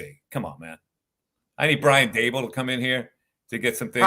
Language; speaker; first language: English; native; English